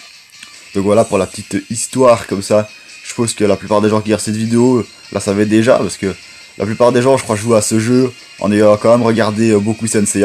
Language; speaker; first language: French; native; French